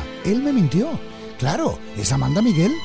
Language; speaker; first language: Spanish; native; Spanish